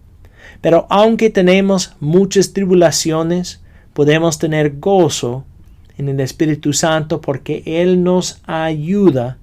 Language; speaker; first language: Spanish; non-native, fluent; English